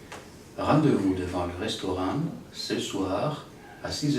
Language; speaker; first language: French; non-native, learner; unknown